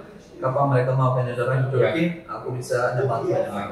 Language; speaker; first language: Indonesian; non-native, learner; Turkish